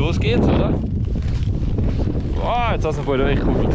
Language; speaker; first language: German; native; German